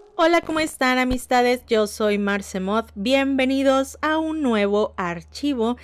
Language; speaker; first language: Spanish; native; Spanish